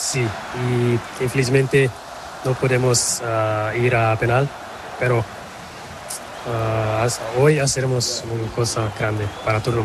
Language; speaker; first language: Spanish; non-native, learner; Portuguese